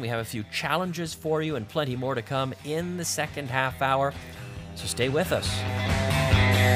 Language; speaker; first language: English; native; English